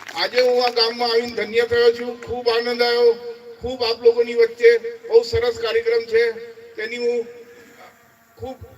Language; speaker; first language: Gujarati; native; Gujarati